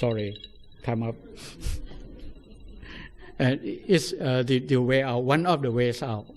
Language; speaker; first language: English; non-native, fluent; Thai